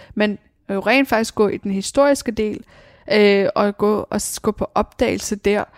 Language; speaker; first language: Danish; early bilingual, other home language; Persian